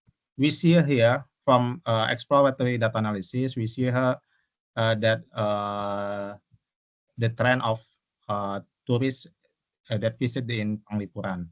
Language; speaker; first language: English; non-native, local second language; Indonesian